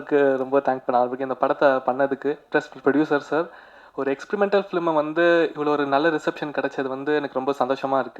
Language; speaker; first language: Tamil; native; Tamil